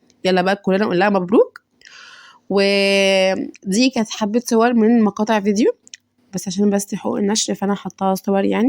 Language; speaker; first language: Arabic; native; Arabic